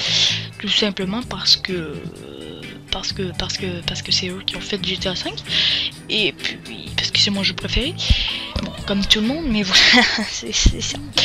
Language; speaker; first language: French; native; French